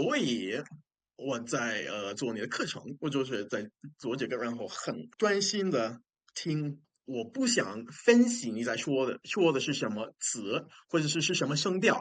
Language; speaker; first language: Chinese; non-native, fluent; English